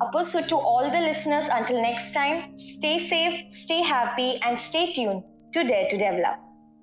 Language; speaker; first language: English; non-native, local second language; Malayalam